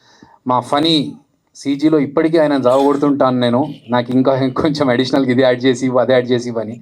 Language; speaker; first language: Telugu; native; Telugu